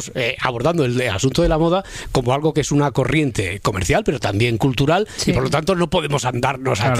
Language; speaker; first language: Spanish; native; Spanish